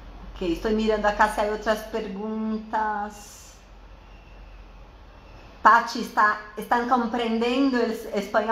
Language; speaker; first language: Spanish; non-native, fluent; Portuguese